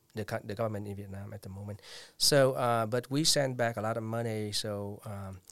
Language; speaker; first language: English; non-native, fluent; Vietnamese